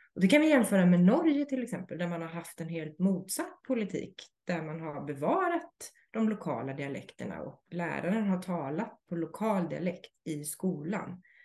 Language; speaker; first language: Swedish; native; Swedish